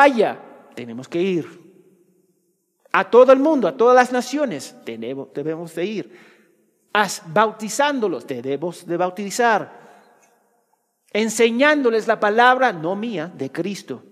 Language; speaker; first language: Spanish; early bilingual, heritage; Spanish